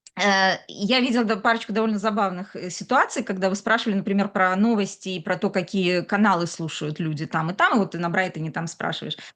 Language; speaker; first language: Russian; native; Russian